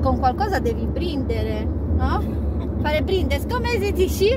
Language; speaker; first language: Italian; non-native, learner; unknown